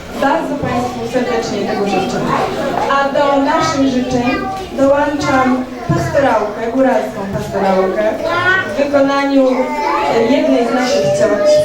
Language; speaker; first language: Polish; native; Polish